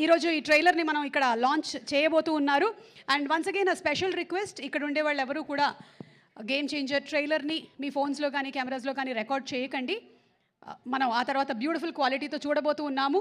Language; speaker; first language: Telugu; native; Telugu